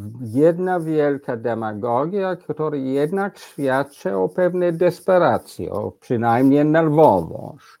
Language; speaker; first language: Polish; non-native, fluent; English